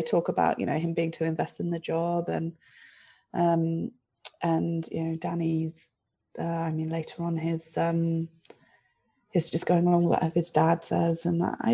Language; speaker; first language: English; native; English